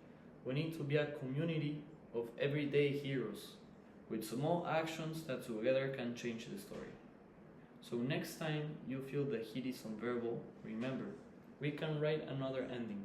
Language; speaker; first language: English; non-native, fluent; Spanish